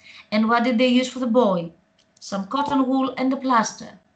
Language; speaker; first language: English; non-native, fluent; Greek